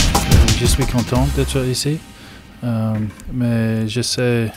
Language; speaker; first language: French; non-native, learner; English